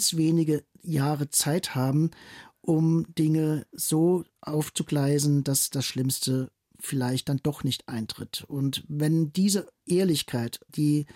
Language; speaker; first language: German; native; German